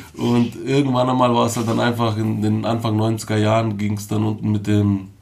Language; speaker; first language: German; early bilingual, other home language; Bosnian